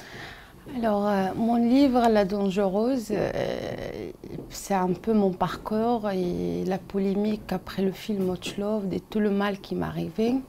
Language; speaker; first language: French; non-native, local second language; Arabic